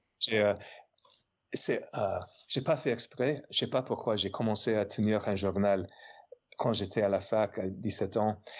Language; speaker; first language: French; non-native, fluent; English